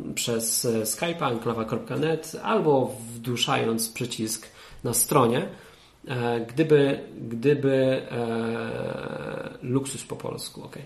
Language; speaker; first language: Polish; native; Polish